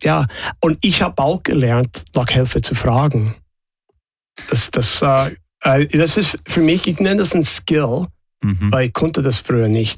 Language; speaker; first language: German; non-native, fluent; English